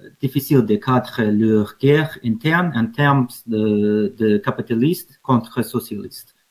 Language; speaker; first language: French; non-native, learner; English